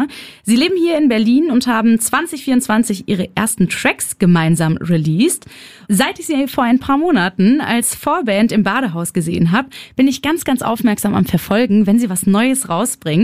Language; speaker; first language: German; native; German